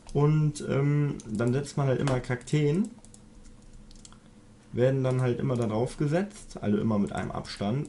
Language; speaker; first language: German; native; German